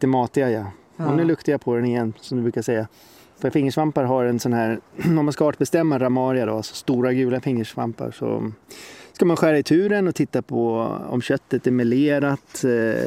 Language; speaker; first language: Swedish; native; Swedish